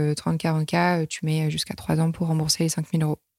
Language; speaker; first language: French; native; French